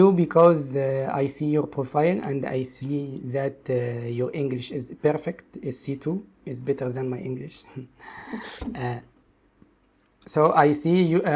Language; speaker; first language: English; non-native, local second language; Arabic